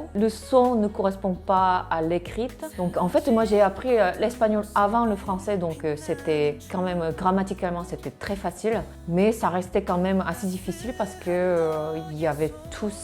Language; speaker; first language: French; non-native, fluent; Korean